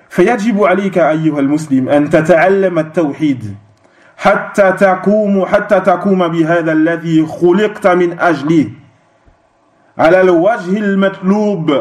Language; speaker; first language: Arabic; non-native, fluent; French